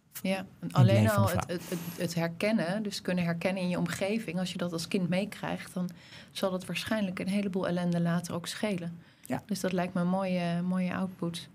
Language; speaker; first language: Dutch; native; Dutch